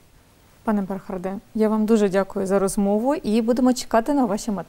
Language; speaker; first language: Ukrainian; native; Ukrainian